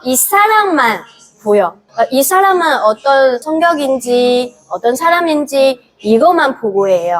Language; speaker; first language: Korean; non-native, fluent; Chinese